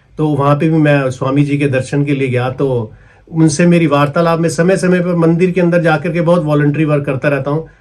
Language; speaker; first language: Hindi; native; Hindi